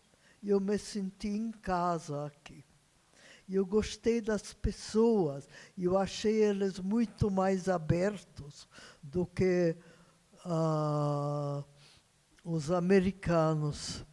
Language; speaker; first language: Portuguese; non-native, fluent; Hungarian